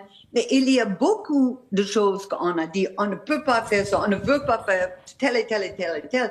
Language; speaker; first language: French; non-native, fluent; English